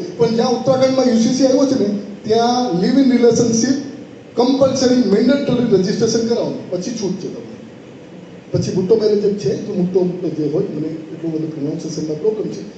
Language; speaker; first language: Gujarati; non-native, local second language; Marwari